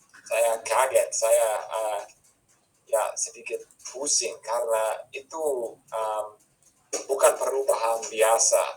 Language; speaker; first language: Indonesian; non-native, fluent; English